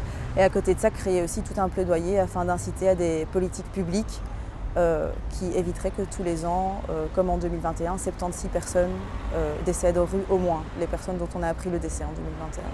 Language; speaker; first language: French; native; French